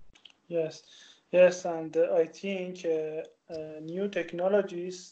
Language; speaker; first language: English; non-native, learner; Persian